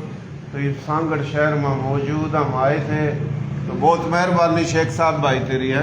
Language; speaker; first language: Hindi; non-native, local second language; Marwari